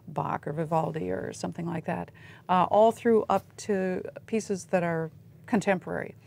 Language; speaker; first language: English; native; English